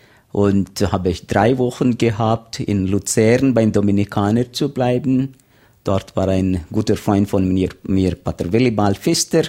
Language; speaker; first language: German; non-native, learner; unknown